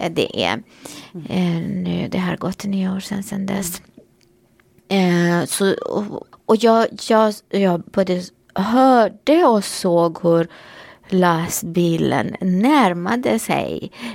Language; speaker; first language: Swedish; non-native, fluent; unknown